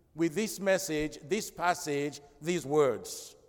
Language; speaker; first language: English; non-native, local second language; Krio